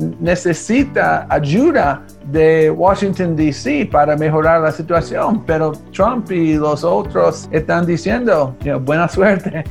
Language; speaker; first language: Spanish; early bilingual, heritage; Spanish